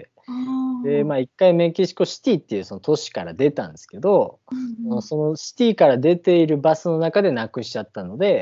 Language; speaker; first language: Japanese; native; Japanese